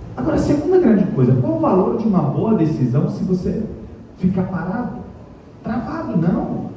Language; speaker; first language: Portuguese; non-native, fluent; Italian